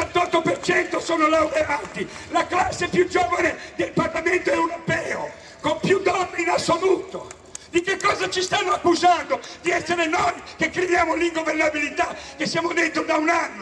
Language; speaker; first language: Italian; native; Italian